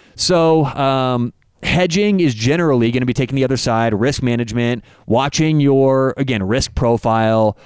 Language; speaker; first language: English; native; English